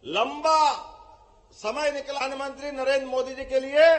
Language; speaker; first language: Hindi; native; Hindi